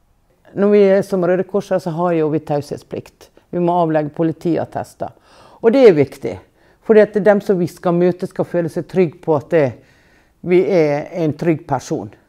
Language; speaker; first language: Norwegian; native; Norwegian